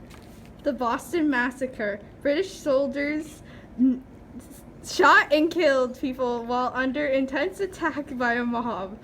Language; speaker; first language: English; native; English